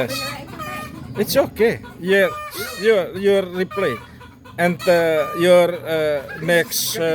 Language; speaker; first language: English; non-native, learner; Indonesian